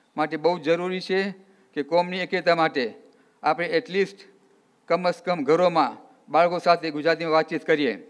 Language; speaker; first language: Gujarati; early bilingual, heritage; Gujarati